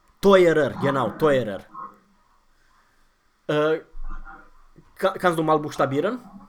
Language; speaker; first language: German; non-native, fluent; Romanian